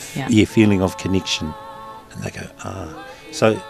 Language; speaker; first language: English; native; English